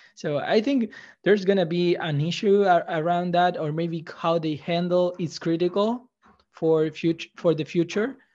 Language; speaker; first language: English; non-native, fluent; Spanish